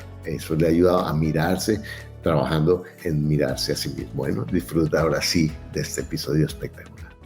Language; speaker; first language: Spanish; native; Spanish